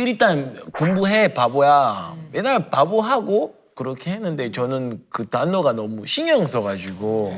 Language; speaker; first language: Korean; non-native, fluent; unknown